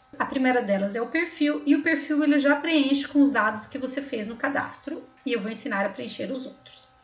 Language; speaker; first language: Portuguese; native; Portuguese